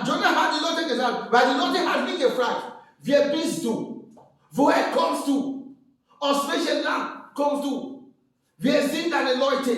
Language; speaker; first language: German; non-native, learner; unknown